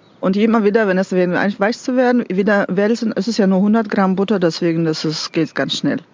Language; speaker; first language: German; non-native, fluent; Russian